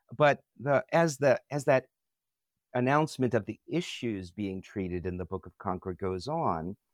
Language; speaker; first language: English; native; English